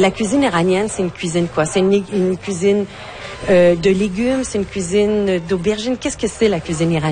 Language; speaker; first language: French; native; French